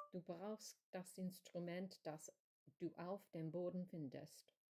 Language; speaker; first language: German; non-native, learner; English